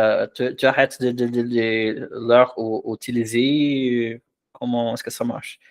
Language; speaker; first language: French; non-native, fluent; Portuguese